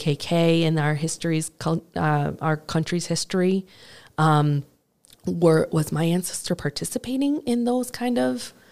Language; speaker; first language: English; native; English